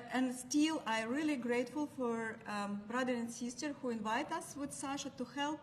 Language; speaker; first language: English; non-native, learner; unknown